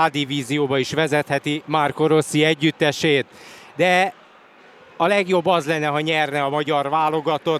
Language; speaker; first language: Hungarian; native; Hungarian